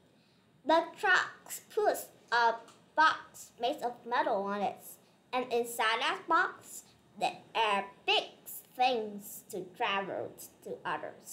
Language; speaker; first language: English; non-native, learner; Vietnamese